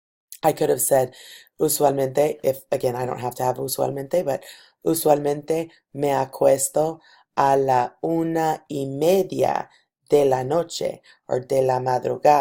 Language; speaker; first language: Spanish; non-native, fluent; English